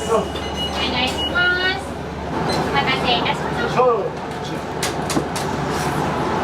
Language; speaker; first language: Japanese; native; Japanese